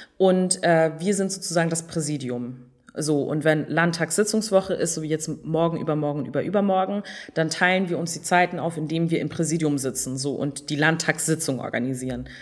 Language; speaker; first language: German; early bilingual, other home language; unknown